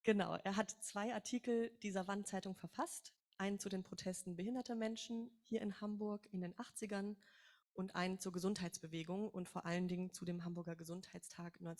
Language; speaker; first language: German; native; German